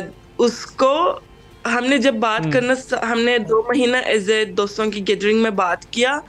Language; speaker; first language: Hindi; non-native, fluent; Turkish